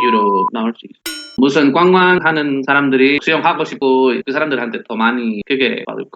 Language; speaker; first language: Korean; non-native, learner; Spanish